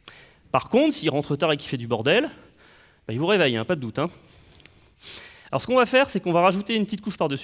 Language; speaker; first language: French; native; French